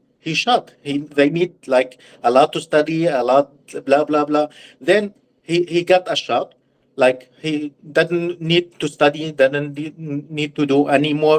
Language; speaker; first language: English; non-native, learner; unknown